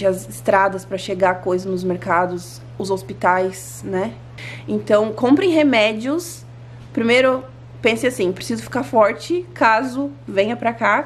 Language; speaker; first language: Portuguese; native; Portuguese